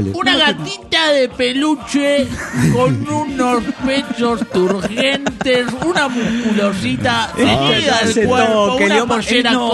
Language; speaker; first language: Spanish; native; Spanish